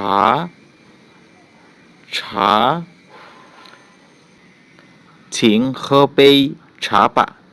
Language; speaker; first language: Chinese; non-native, fluent; Bangla